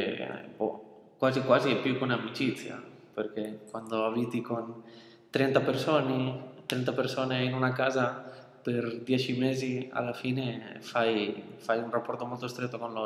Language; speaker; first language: Italian; non-native, fluent; Spanish